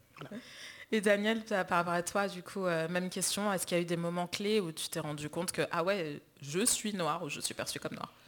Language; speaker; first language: French; native; French